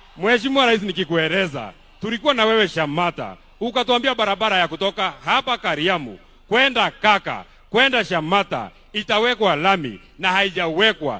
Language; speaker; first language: Swahili; non-native, local second language; Kikuyu